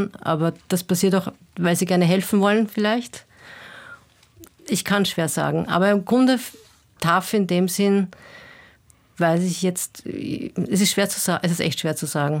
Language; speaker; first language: German; native; German